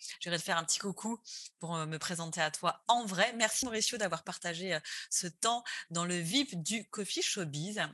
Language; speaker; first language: French; native; French